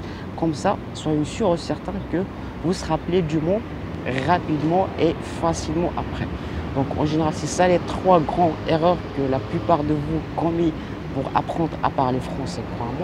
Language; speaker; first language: French; non-native, local second language; Arabic